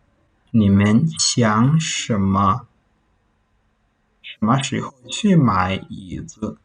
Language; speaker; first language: Chinese; non-native, fluent; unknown